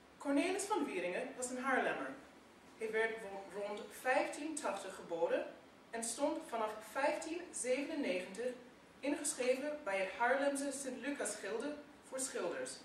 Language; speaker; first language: Dutch; non-native, fluent; English